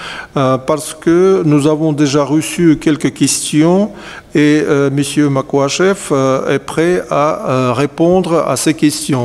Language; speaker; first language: French; non-native, fluent; Russian